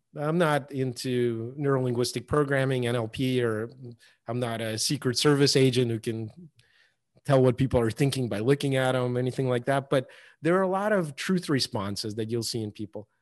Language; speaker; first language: English; early bilingual, other home language; Russian